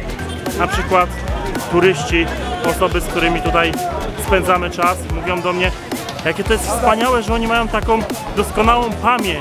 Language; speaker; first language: Polish; native; Polish